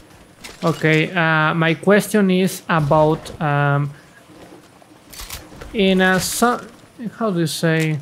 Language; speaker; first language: English; non-native, learner; Spanish